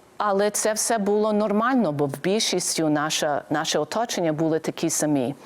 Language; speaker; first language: Ukrainian; early bilingual, heritage; Ukrainian